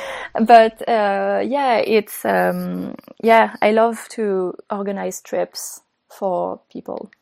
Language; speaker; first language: English; non-native, fluent; French